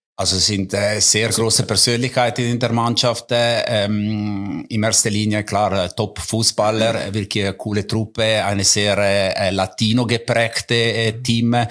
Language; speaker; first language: German; non-native, local second language; Italian